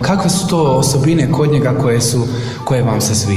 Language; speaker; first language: Croatian; native; Croatian